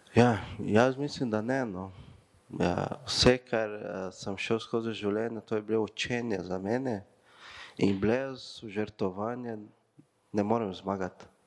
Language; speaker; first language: Slovenian; non-native, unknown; Portuguese